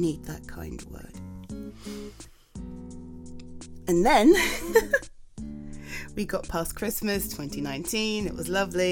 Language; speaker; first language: English; native; English